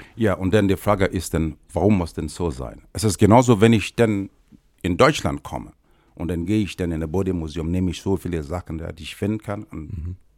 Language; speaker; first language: German; non-native, fluent; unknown